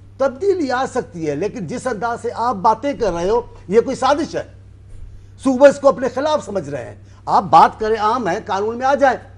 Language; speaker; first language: Urdu; non-native, local second language; Sindhi